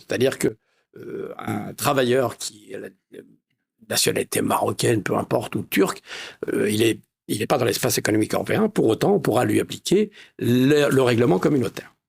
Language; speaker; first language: French; native; French